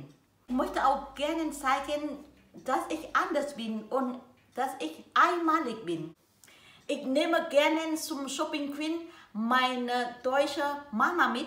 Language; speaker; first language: German; non-native, learner; Vietnamese